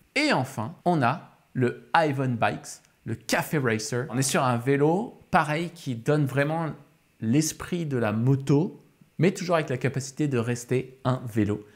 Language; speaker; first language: French; native; French